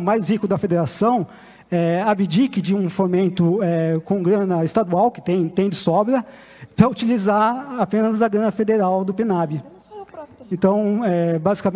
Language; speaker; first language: Portuguese; native; Portuguese